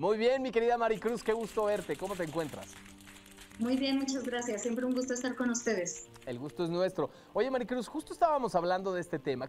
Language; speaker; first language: Spanish; native; Spanish